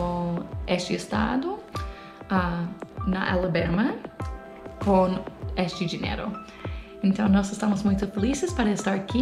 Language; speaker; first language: Portuguese; non-native, learner; English